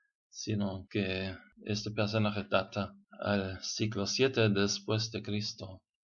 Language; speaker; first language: Spanish; non-native, fluent; German